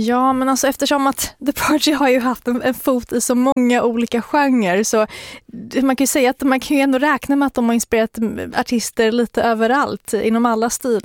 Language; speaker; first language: Swedish; native; Swedish